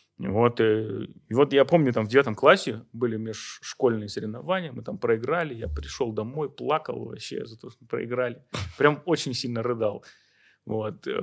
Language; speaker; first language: Russian; native; Russian